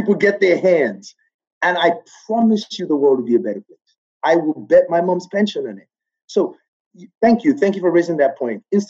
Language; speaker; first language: English; non-native, local second language; Yoruba